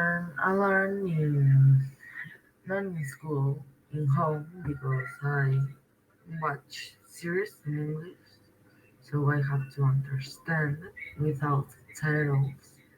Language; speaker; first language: English; non-native, learner; Spanish